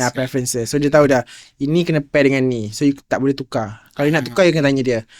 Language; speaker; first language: Malay; native; Malay